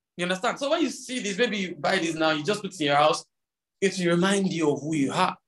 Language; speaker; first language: English; non-native, local second language; Yoruba